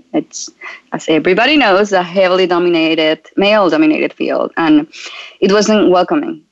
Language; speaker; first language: English; non-native, fluent; Spanish